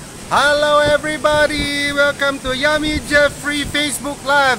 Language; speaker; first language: English; non-native, local second language; Chinese